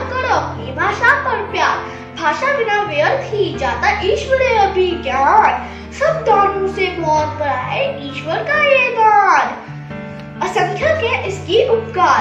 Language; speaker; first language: Hindi; native; Hindi